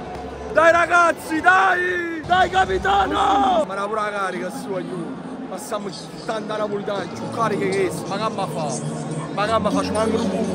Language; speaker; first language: Italian; native; Italian